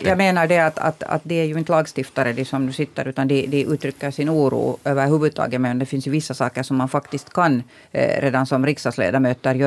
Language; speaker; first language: Swedish; native; Swedish